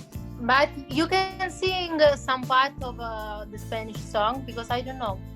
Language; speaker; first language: English; non-native, fluent; Italian